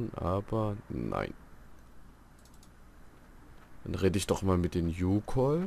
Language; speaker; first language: German; native; German